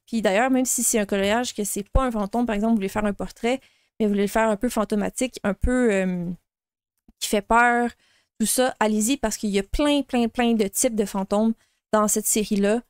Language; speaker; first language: French; native; French